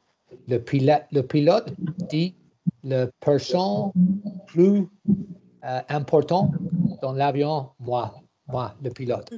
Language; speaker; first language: French; non-native, learner; English